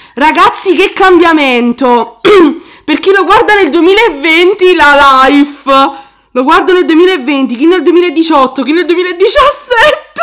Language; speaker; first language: Italian; native; Italian